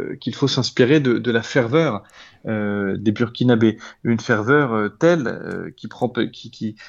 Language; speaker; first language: French; native; French